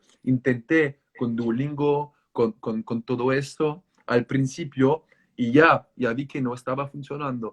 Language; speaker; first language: Spanish; non-native, fluent; French